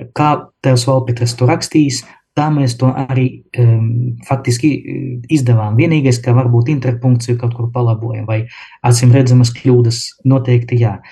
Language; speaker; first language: Latvian; non-native, local second language; Russian